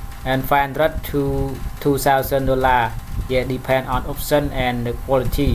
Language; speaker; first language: English; non-native, learner; Khmer